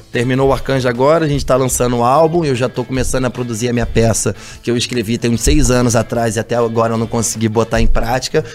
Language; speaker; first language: Portuguese; native; Portuguese